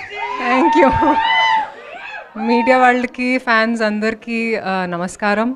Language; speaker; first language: Telugu; non-native, local second language; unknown